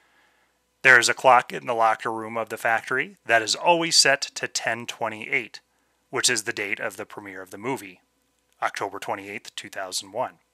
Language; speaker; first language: English; native; English